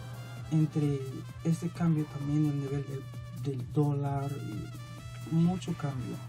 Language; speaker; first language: Spanish; non-native, fluent; Arabic